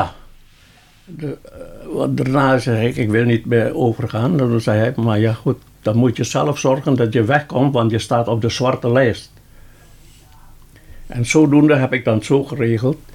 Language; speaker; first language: Dutch; non-native, local second language; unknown